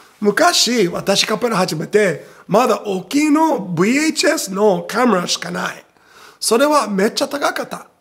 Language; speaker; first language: Japanese; non-native, fluent; Portuguese